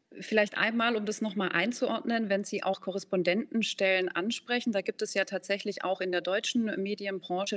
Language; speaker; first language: German; native; German